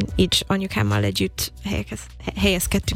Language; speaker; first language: Hungarian; non-native, fluent; English